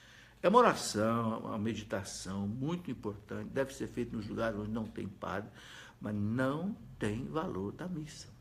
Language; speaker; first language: Portuguese; native; Portuguese